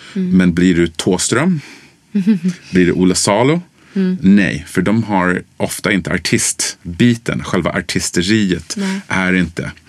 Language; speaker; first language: Swedish; early bilingual, other home language; English